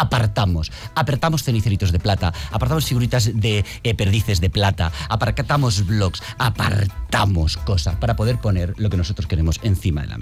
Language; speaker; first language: Spanish; native; Spanish